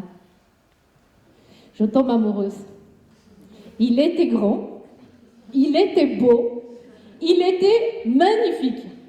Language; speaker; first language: French; non-native, fluent; Spanish